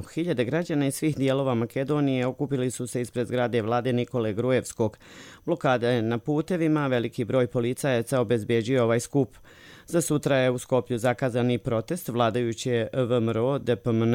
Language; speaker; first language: Croatian; native; Croatian